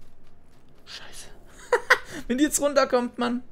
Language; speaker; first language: German; native; German